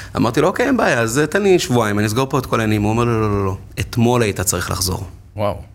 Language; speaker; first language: Hebrew; native; Hebrew